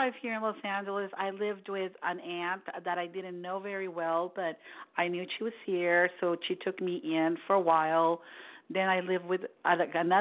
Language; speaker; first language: English; early bilingual, other home language; Spanish